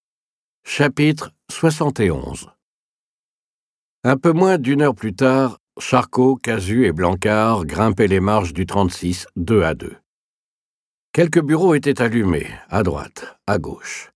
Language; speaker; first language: French; native; French